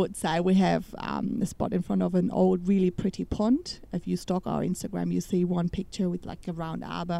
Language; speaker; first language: English; non-native, fluent; German